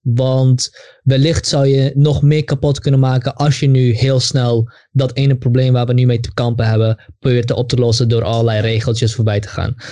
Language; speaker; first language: Dutch; native; Dutch